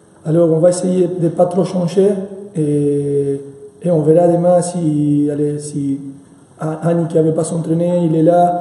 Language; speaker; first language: French; non-native, fluent; Spanish